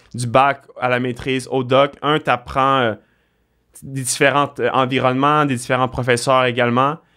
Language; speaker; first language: French; native; French